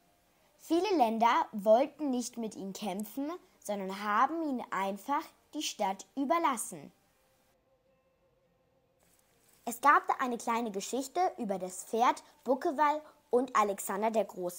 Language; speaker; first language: German; early bilingual, other home language; Macedonian